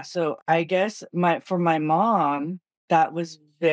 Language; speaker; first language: English; native; English